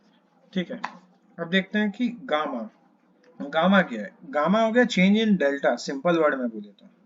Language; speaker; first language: Hindi; native; Hindi